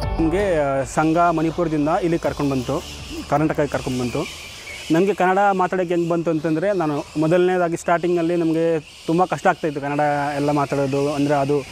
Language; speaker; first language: Kannada; non-native, local second language; Manipuri